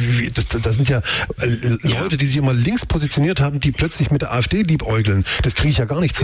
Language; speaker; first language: German; native; German